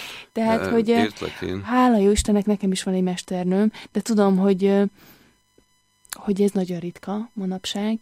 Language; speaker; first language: Hungarian; native; Hungarian